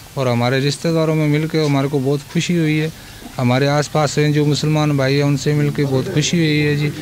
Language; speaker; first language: Hindi; native; Hindi